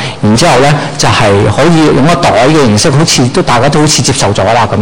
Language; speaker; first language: Cantonese; native; Cantonese